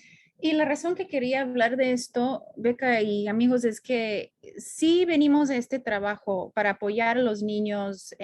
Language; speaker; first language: Spanish; non-native, fluent; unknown